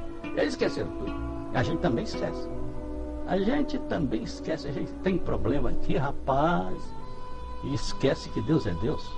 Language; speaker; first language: Portuguese; native; Portuguese